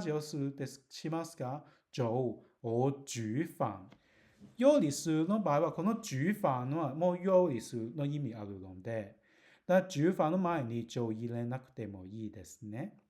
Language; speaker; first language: Japanese; non-native, learner; Cantonese